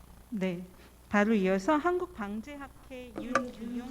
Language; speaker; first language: Korean; native; Korean